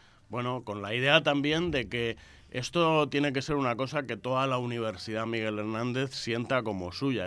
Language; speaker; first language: Spanish; native; Spanish